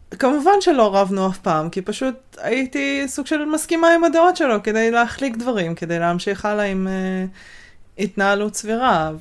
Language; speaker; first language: Hebrew; native; Hebrew